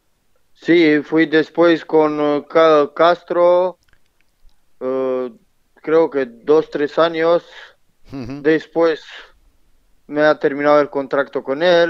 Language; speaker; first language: Spanish; non-native, learner; Romanian